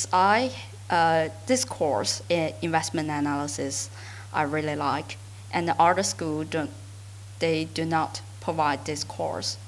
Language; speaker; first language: English; non-native, fluent; Chinese